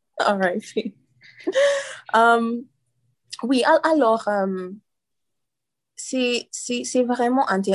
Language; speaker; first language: French; non-native, learner; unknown